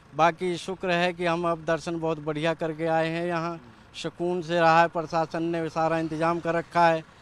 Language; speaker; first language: Hindi; native; Hindi